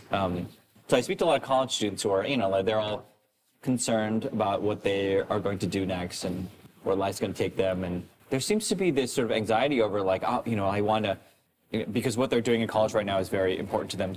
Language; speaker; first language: English; native; English